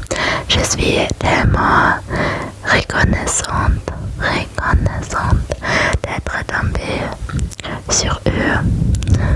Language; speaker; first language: French; non-native, learner; German